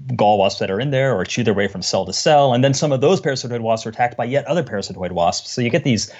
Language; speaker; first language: English; native; English